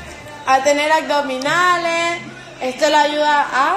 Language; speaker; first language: Spanish; native; Spanish